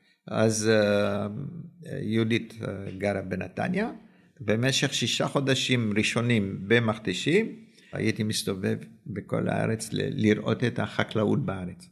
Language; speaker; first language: Hebrew; early bilingual, other home language; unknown